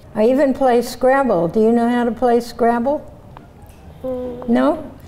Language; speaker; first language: English; native; English